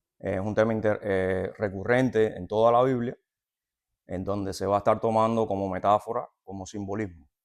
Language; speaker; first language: Spanish; native; Spanish